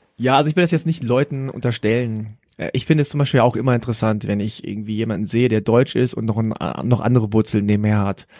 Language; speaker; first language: German; early bilingual, other home language; Korean